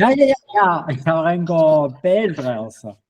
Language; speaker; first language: Danish; non-native, learner; English